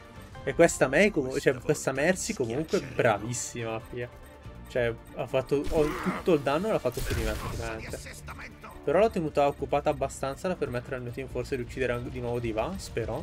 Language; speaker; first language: Italian; native; Italian